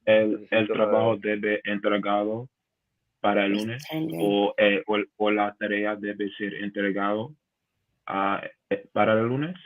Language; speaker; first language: Spanish; non-native, learner; English